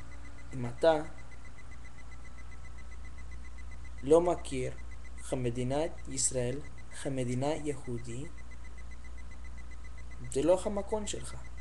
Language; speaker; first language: Hebrew; non-native, learner; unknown